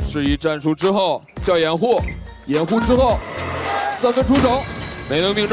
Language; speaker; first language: Chinese; native; Chinese